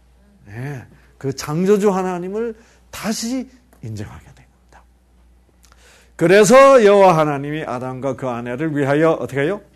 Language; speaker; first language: Korean; native; Korean